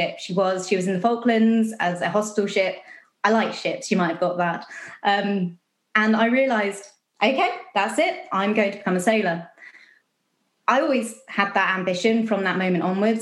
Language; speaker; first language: English; native; English